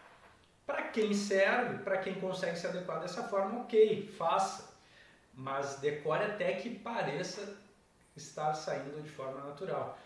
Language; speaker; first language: Portuguese; native; Portuguese